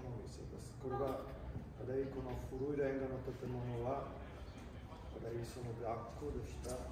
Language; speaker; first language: Japanese; non-native, learner; Italian